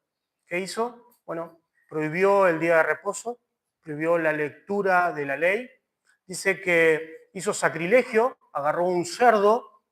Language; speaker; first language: Spanish; native; Spanish